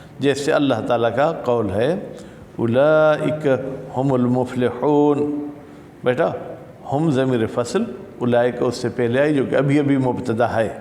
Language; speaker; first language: Urdu; non-native, local second language; Sindhi